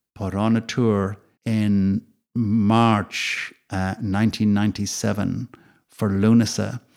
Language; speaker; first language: English; native; English